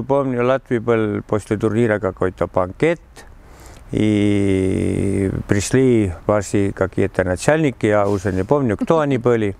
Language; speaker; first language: Russian; non-native, learner; Estonian